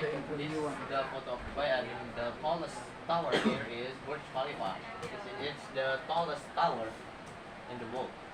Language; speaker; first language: English; non-native, learner; Indonesian